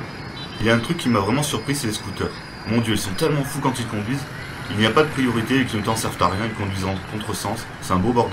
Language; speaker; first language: French; native; French